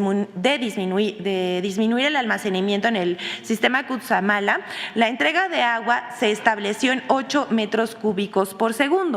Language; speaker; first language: Spanish; native; Spanish